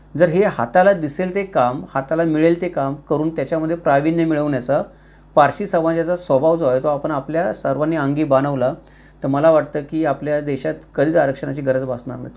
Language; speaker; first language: Marathi; native; Marathi